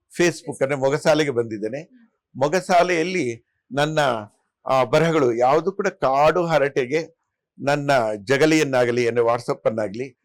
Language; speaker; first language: Kannada; non-native, local second language; Telugu